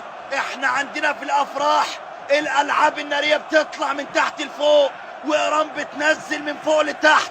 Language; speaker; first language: Arabic; native; Arabic